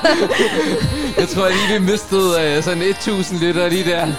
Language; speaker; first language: Danish; non-native, local second language; Russian